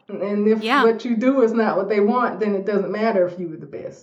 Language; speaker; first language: English; native; English